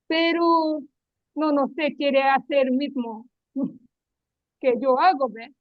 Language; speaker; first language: Spanish; non-native, learner; Japanese